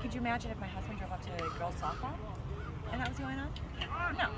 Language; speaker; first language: English; native; English